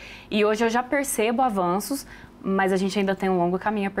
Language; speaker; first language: Portuguese; native; Portuguese